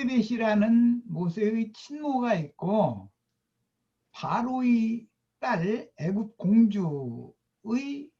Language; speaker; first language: Korean; native; Korean